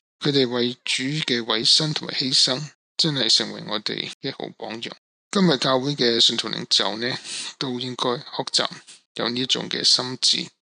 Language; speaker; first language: Cantonese; non-native, local second language; Min Nan Chinese